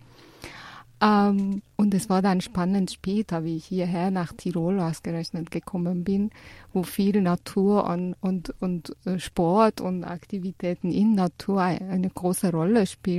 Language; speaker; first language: German; non-native, fluent; Persian